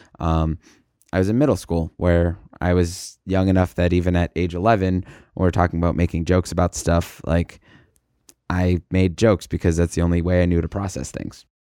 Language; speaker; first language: English; native; English